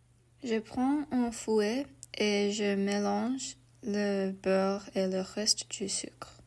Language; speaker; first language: French; non-native, learner; English